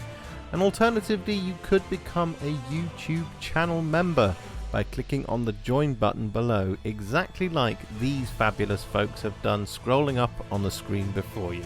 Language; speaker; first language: English; native; English